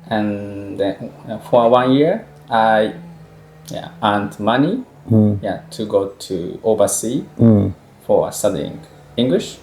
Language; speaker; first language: English; non-native, fluent; Japanese